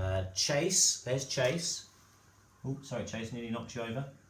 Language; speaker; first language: English; native; English